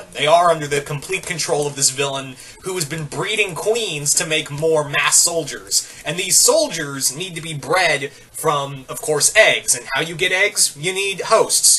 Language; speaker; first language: English; native; English